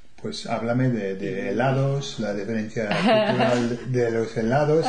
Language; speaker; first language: Spanish; non-native, fluent; English